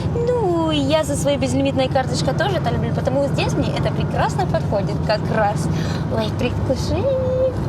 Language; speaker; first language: Russian; native; Russian